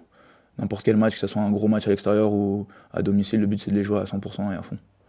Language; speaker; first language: French; native; French